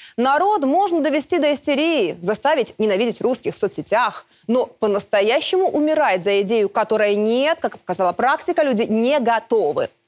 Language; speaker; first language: Russian; native; Russian